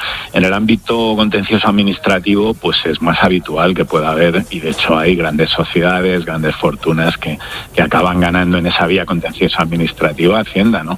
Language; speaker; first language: Spanish; native; Spanish